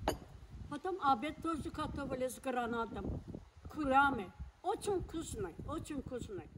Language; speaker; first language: Russian; non-native, learner; Azerbaijani